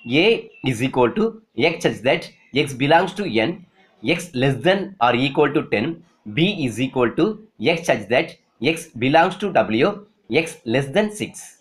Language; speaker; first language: English; non-native, local second language; Tamil